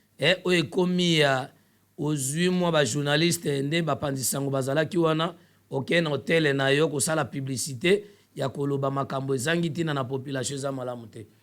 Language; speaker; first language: Lingala; native; Lingala